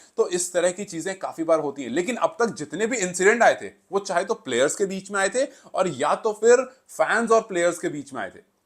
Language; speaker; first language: Hindi; native; Hindi